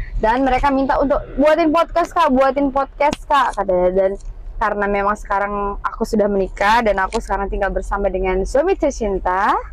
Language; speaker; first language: Indonesian; native; Indonesian